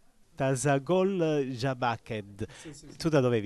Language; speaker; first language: Italian; native; Italian